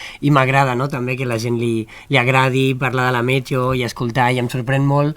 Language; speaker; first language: Catalan; native; Catalan